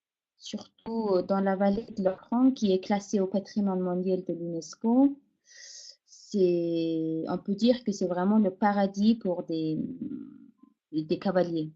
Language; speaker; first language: French; non-native, fluent; Mongolian